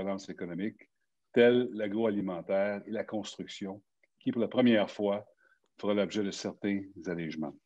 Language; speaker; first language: French; native; French